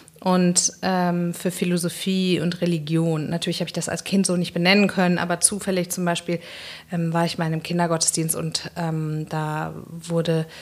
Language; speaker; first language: German; native; German